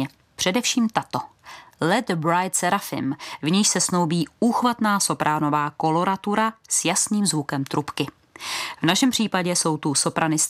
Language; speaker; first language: Czech; native; Czech